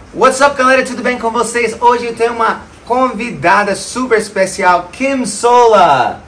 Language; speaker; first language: Portuguese; non-native, fluent; English